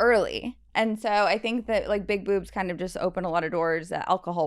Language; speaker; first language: English; native; English